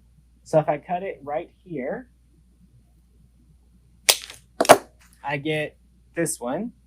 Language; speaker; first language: English; native; English